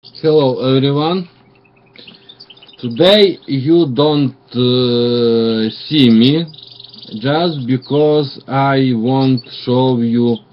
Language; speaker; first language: English; non-native, learner; Russian